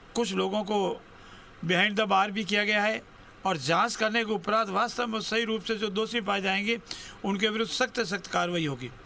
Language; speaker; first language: Hindi; native; Hindi